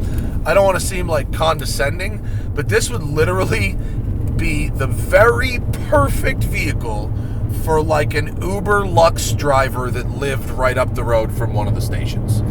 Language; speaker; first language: English; native; English